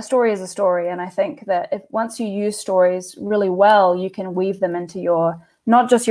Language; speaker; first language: English; native; English